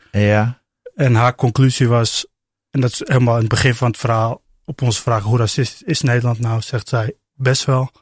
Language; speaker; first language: Dutch; early bilingual, other home language; Turkish